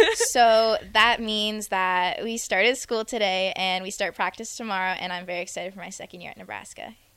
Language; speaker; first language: English; non-native, local second language; French